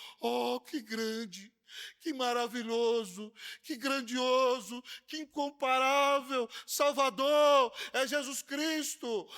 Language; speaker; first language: Portuguese; native; Portuguese